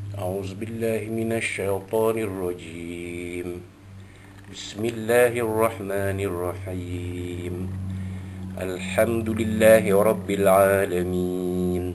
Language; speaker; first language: Arabic; non-native, learner; Malay